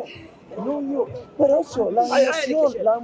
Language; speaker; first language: Spanish; non-native, fluent; Arabic